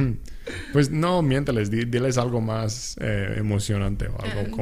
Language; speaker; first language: Spanish; non-native, local second language; English